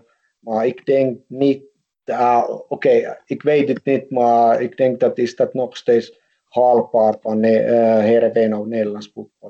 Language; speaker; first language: Dutch; non-native, fluent; Finnish